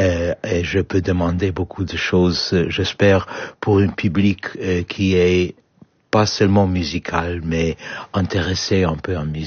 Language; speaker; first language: French; non-native, fluent; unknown